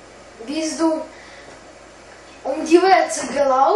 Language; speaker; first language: German; non-native, learner; Russian